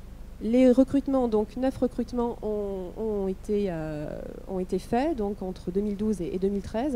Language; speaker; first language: French; native; French